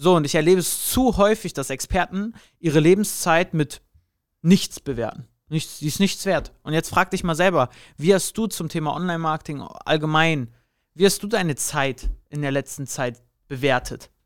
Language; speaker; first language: German; native; German